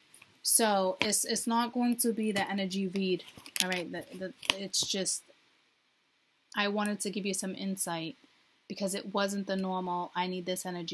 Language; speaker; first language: English; native; English